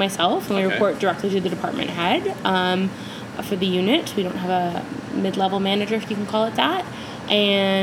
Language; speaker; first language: English; native; English